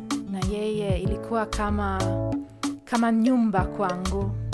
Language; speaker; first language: Swahili; non-native, fluent; Italian